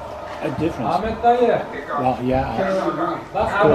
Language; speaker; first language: English; non-native, fluent; Dutch